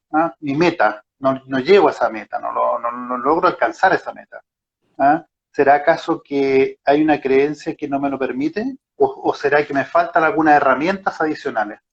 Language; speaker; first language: Spanish; native; Spanish